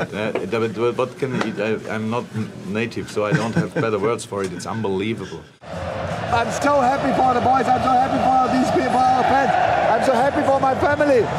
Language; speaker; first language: English; non-native, fluent; German